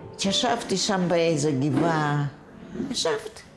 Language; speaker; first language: Hebrew; non-native, fluent; Yiddish